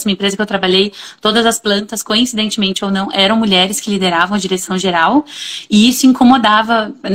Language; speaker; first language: Portuguese; native; Portuguese